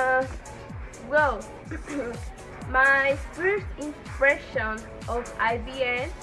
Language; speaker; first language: English; non-native, learner; Spanish